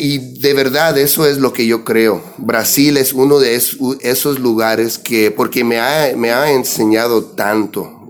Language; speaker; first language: Spanish; early bilingual, heritage; English